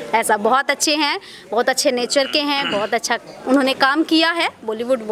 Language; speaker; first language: Hindi; native; Hindi